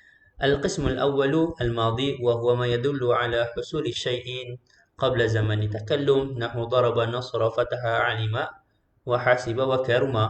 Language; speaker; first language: Arabic; non-native, fluent; Malay